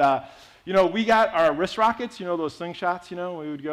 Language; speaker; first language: English; native; English